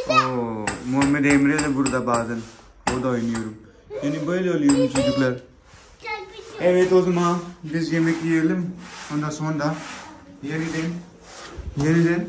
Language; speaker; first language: Turkish; non-native, learner; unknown